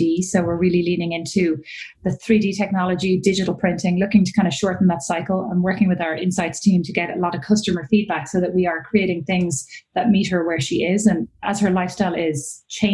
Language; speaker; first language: English; native; English